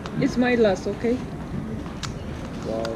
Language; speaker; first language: English; non-native, learner; Turkish